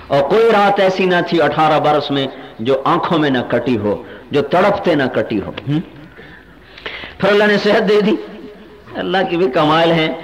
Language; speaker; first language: Urdu; non-native, local second language; Punjabi